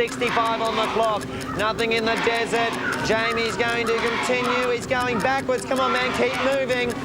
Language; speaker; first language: English; native; English